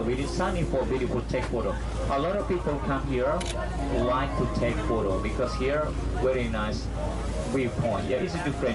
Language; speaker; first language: English; non-native, learner; Thai